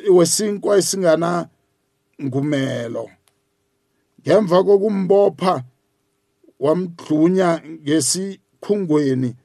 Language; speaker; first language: Zulu; non-native, local second language; South Ndebele